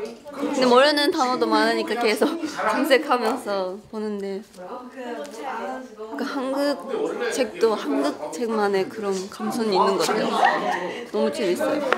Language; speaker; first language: Korean; non-native, fluent; Japanese